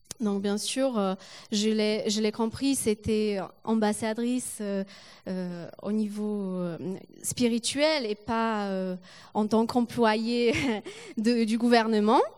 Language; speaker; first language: French; non-native, fluent; Polish